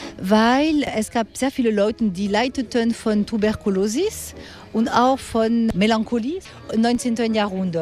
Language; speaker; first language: German; non-native, fluent; French